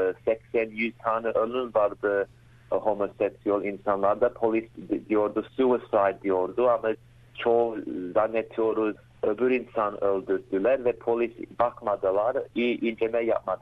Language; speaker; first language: Turkish; early bilingual, heritage; Turkish